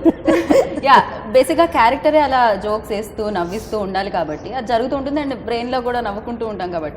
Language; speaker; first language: Telugu; native; Telugu